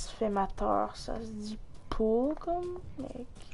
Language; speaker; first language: French; native; French